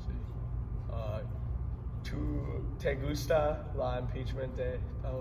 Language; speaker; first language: Spanish; non-native, learner; English